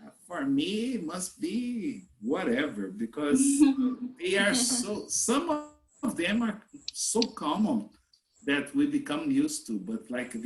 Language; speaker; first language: English; non-native, fluent; Portuguese